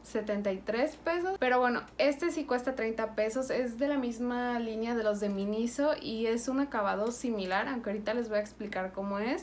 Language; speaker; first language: Spanish; native; Spanish